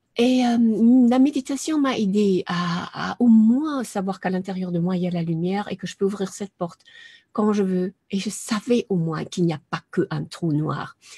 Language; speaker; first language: French; non-native, fluent; German